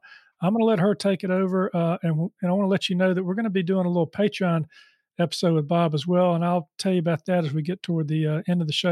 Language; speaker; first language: English; native; English